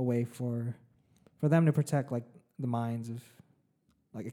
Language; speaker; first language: English; early bilingual, other home language; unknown